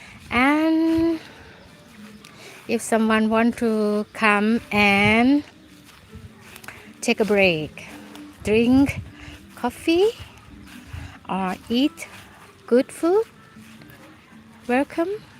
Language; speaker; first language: English; non-native, learner; Thai